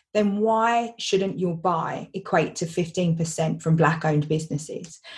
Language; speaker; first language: English; native; English